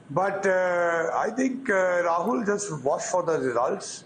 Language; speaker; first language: English; non-native, local second language; Punjabi